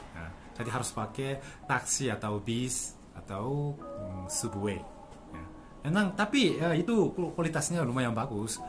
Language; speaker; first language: Indonesian; non-native, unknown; Korean